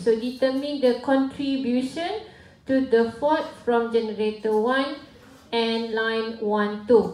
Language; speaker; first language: English; non-native, local second language; Malay